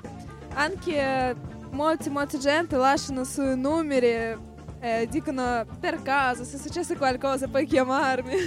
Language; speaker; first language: Italian; non-native, learner; Russian